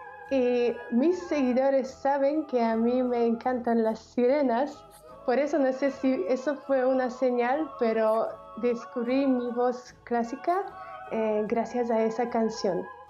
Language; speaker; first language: Spanish; non-native, fluent; Polish